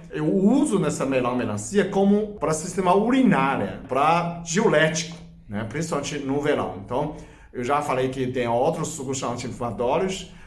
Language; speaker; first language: Portuguese; non-native, fluent; Chinese